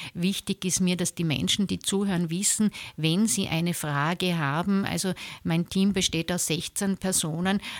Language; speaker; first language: German; native; German